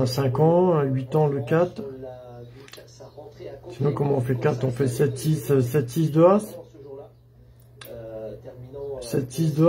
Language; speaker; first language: French; native; French